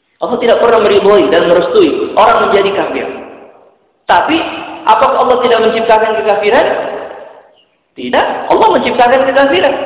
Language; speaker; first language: Indonesian; native; Indonesian